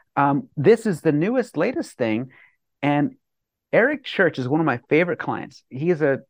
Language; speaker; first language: English; native; English